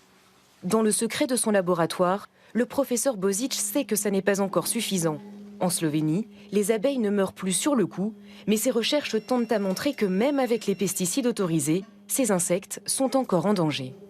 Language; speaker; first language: French; native; French